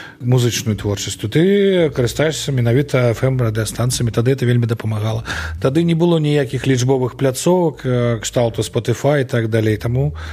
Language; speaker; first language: Belarusian; non-native, local second language; Russian